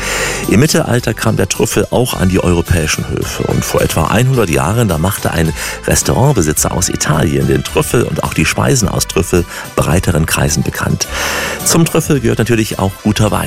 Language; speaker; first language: German; native; German